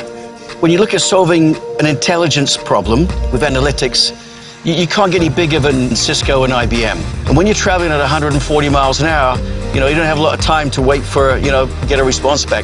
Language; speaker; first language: English; native; English